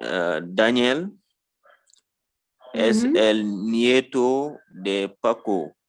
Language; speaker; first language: Spanish; non-native, learner; French